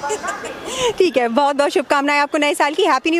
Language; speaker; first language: Hindi; native; Hindi